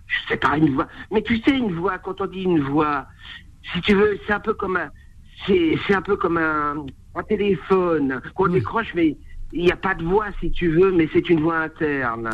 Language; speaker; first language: French; native; French